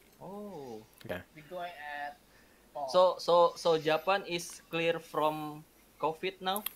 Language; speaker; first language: English; non-native, learner; Indonesian